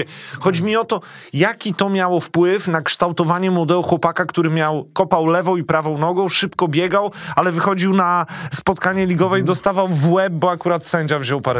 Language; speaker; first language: Polish; native; Polish